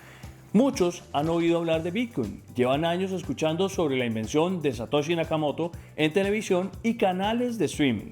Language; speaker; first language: Spanish; native; Spanish